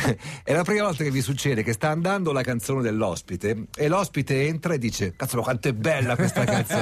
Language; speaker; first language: Italian; native; Italian